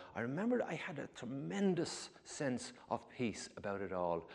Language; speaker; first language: English; native; English